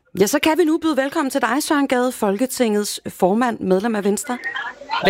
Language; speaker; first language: Danish; native; Danish